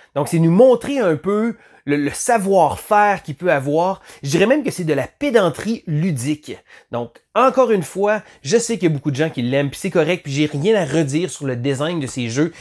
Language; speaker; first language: French; native; French